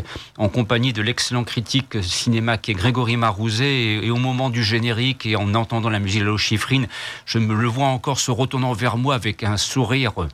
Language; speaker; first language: French; native; French